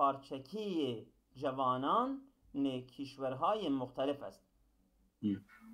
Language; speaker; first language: Persian; non-native, fluent; Kurdish